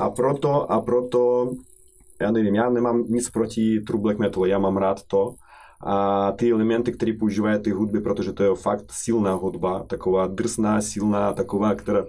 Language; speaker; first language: Czech; non-native, learner; Russian